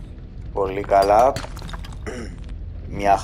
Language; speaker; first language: Greek; native; Greek